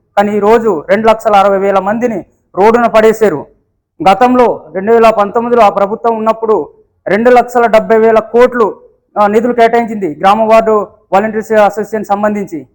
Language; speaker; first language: Telugu; native; Telugu